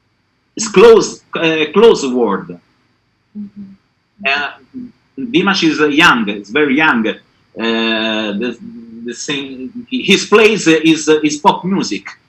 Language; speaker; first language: English; non-native, learner; Italian